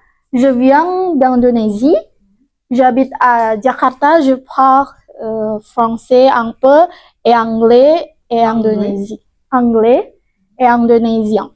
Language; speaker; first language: French; non-native, learner; Indonesian